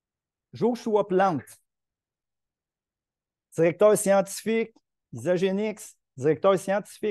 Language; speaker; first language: French; native; French